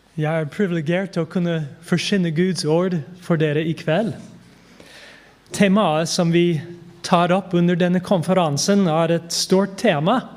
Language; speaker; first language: Norwegian; non-native, fluent; English